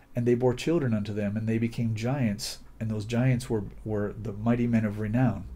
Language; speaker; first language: English; native; English